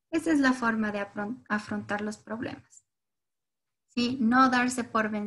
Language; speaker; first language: Spanish; native; Spanish